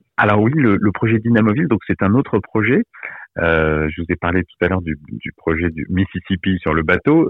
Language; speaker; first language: French; native; French